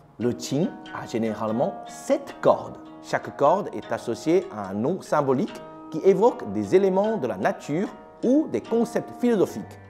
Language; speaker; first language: French; native; French